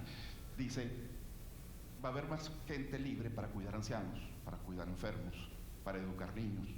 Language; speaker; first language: Spanish; native; Spanish